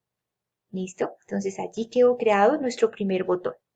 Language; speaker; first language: Spanish; native; Spanish